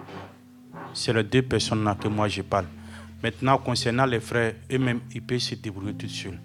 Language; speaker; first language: French; non-native, fluent; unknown